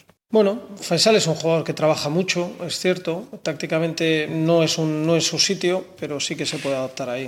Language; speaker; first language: Spanish; native; Spanish